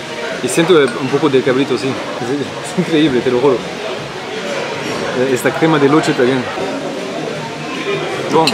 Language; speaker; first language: Spanish; non-native, fluent; French